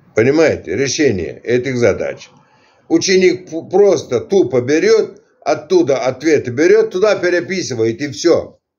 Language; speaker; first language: Russian; non-native, local second language; Turkmen